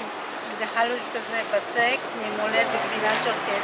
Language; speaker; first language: Hebrew; non-native, local second language; Adyghe